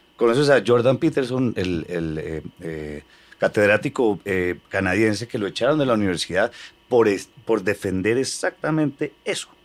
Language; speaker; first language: Spanish; native; Spanish